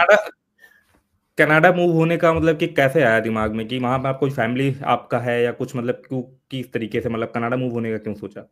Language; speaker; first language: Hindi; native; Hindi